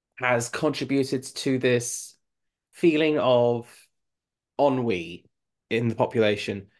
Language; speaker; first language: English; native; English